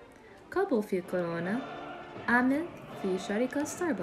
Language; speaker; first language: Arabic; non-native, learner; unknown